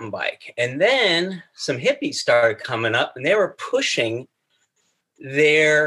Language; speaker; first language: English; native; English